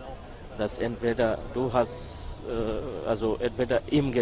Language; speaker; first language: German; non-native, learner; Bangla